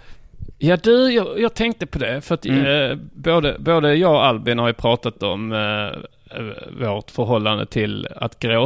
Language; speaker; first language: Swedish; native; Swedish